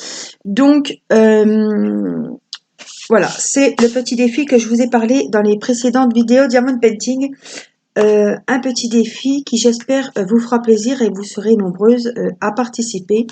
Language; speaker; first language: French; native; French